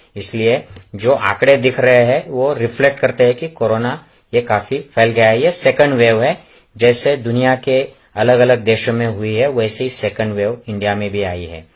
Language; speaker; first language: Hindi; non-native, local second language; Marathi